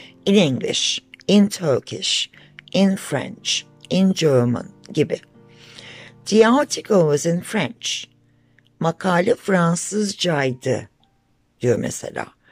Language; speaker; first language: English; non-native, fluent; Turkish